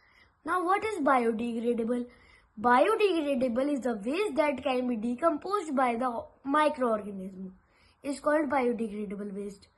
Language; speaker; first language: English; non-native, local second language; Hindi